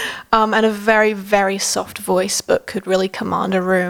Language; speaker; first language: English; native; English